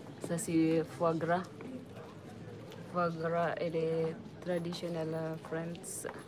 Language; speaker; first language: French; non-native, learner; Filipino